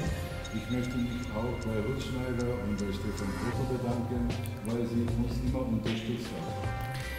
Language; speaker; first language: German; non-native, fluent; Bulgarian